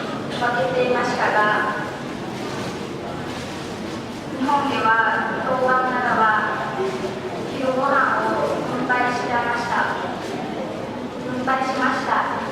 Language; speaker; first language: Japanese; non-native, learner; Lao